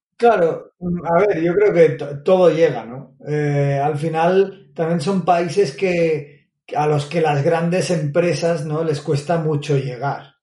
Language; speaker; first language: Spanish; native; Spanish